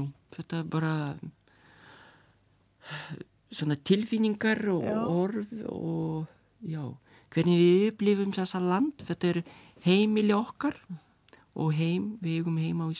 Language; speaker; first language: Icelandic; non-native, learner; Lithuanian